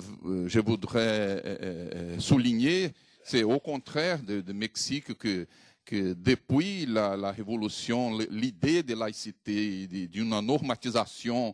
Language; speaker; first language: French; non-native, fluent; Portuguese